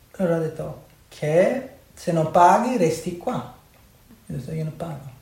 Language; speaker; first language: Italian; non-native, learner; Urdu